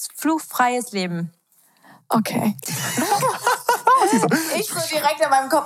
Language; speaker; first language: German; early bilingual, other home language; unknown